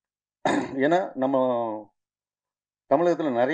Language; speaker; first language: Tamil; native; Tamil